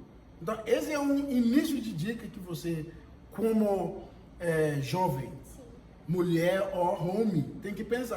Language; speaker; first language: Portuguese; non-native, fluent; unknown